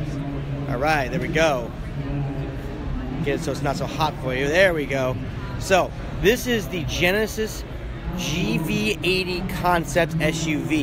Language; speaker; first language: English; native; English